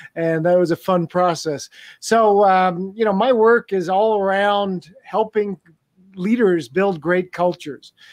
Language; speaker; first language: English; native; English